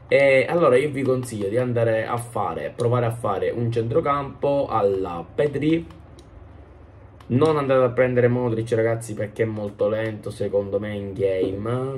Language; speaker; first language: Italian; native; Italian